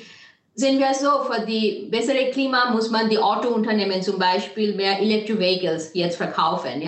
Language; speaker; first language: German; non-native, fluent; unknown